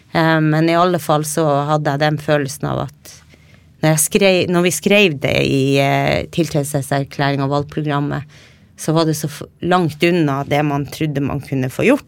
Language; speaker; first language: Norwegian; native; Norwegian